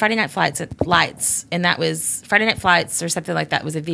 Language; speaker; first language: English; native; English